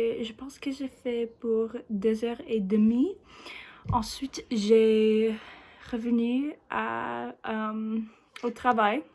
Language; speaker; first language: French; non-native, learner; English